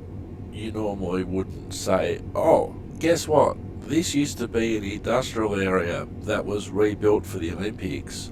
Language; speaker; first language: English; native; English